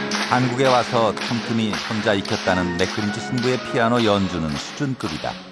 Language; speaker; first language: Korean; native; Korean